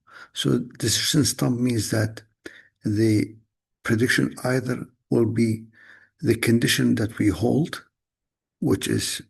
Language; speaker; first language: English; non-native, fluent; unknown